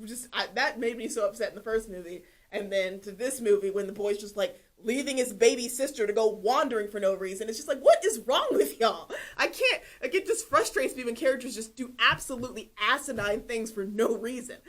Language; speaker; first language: English; native; English